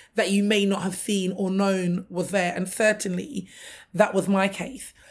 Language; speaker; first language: English; native; English